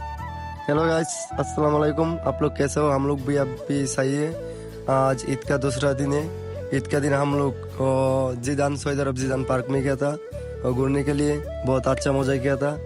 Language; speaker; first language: Hindi; non-native, fluent; Bangla